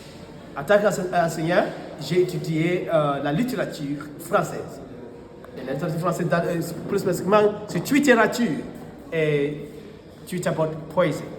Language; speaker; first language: French; non-native, fluent; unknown